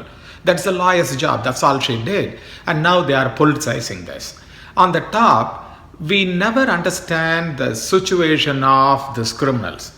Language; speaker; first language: English; non-native, local second language; Tamil